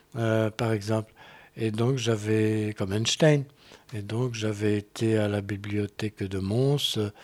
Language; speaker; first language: French; native; French